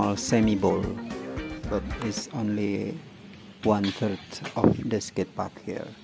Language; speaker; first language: English; non-native, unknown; Indonesian